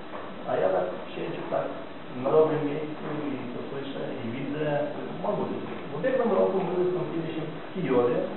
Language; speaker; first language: Polish; non-native, learner; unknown